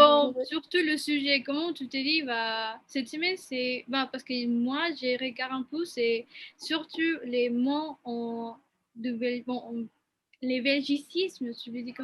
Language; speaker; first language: French; non-native, fluent; Spanish